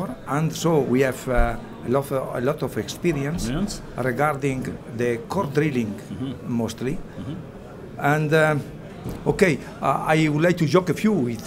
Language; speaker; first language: English; non-native, learner; Italian